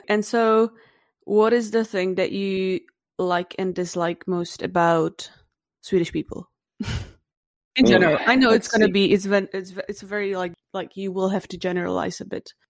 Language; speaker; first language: English; non-native, fluent; Czech